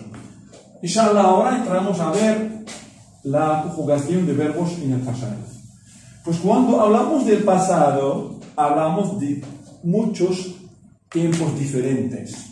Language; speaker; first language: Spanish; non-native, fluent; Arabic